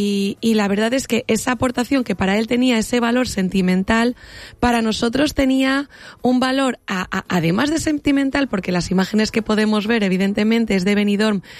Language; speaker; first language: Spanish; native; Spanish